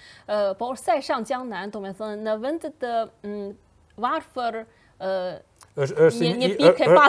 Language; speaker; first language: Albanian; non-native, fluent; Chinese